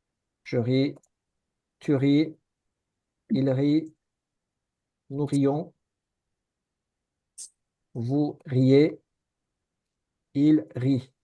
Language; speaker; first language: French; non-native, fluent; Azerbaijani